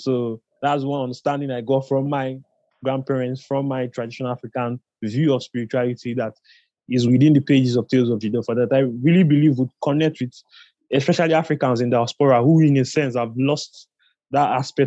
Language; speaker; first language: English; non-native, local second language; Igbo